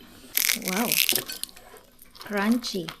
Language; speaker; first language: English; non-native, local second language; Cebuano